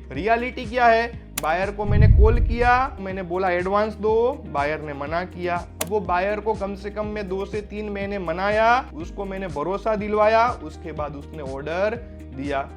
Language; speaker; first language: Hindi; non-native, local second language; Gujarati